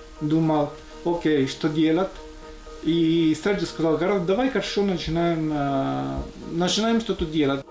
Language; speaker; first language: Ukrainian; non-native, learner; Italian